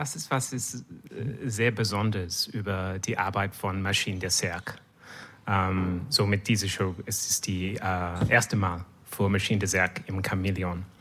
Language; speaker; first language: German; non-native, learner; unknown